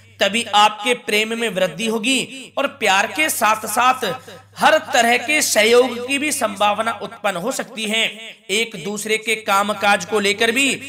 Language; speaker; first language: Hindi; native; Hindi